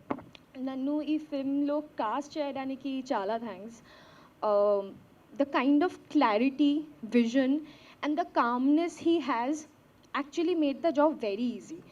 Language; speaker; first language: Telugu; non-native, learner; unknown